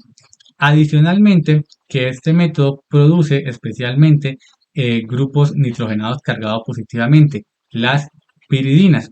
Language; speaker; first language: Spanish; native; Spanish